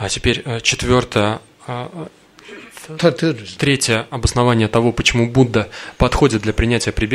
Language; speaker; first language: Russian; native; Russian